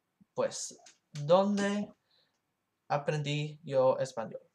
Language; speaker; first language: Spanish; non-native, learner; English